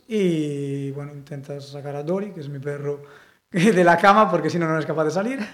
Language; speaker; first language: Spanish; non-native, local second language; Galician